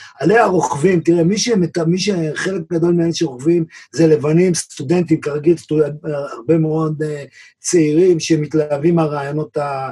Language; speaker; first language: Hebrew; native; Hebrew